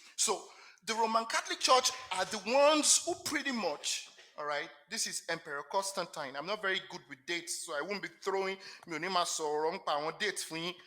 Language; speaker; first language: English; non-native, local second language; Yoruba